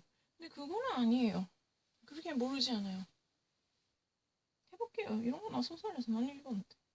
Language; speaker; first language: Korean; early bilingual, heritage; English